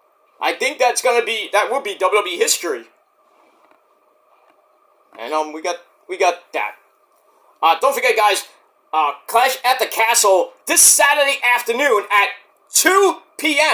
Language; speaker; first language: English; native; English